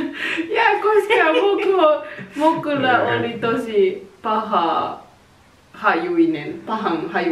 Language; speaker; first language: Finnish; non-native, learner; Japanese